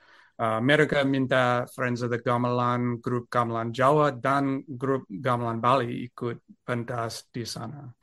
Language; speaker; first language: Indonesian; non-native, learner; English